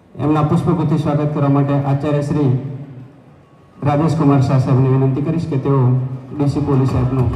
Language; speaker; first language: Gujarati; native; Gujarati